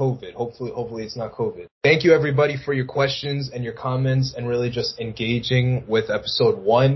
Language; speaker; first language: English; native; English